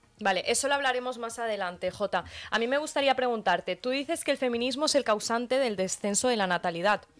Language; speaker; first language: Spanish; early bilingual, other home language; Arabic